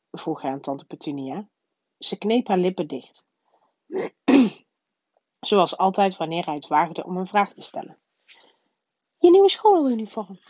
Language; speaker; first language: Dutch; native; Dutch